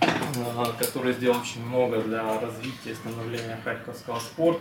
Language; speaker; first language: Russian; native; Russian